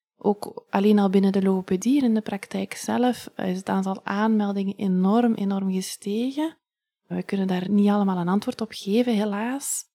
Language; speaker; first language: Dutch; native; Dutch